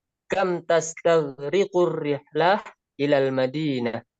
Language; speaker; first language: Arabic; non-native, learner; Indonesian